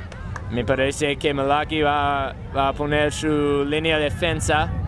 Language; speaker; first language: Spanish; non-native, learner; English